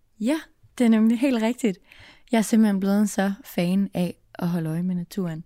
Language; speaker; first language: Danish; native; Danish